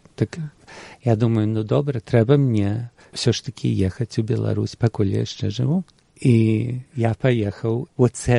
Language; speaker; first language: Belarusian; early bilingual, heritage; Belarusian